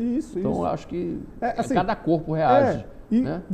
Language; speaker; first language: Portuguese; native; Portuguese